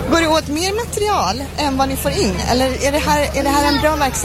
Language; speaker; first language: Swedish; native; Swedish